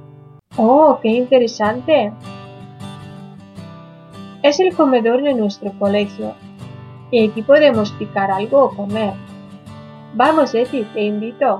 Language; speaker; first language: Spanish; non-native, learner; Ukrainian